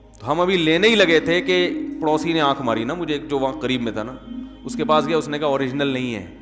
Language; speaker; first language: Urdu; native; Urdu